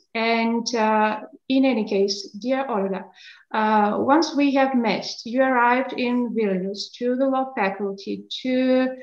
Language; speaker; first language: English; non-native, fluent; Lithuanian